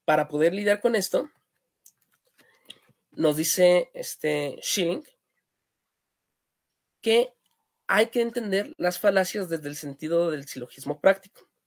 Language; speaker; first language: Spanish; native; Spanish